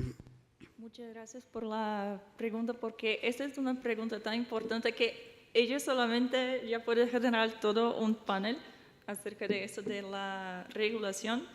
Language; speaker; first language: Spanish; non-native, fluent; Portuguese